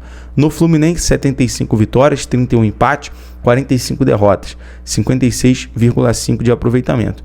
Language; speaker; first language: Portuguese; native; Portuguese